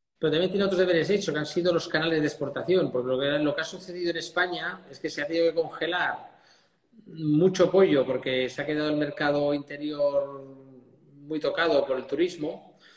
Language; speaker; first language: Spanish; native; Spanish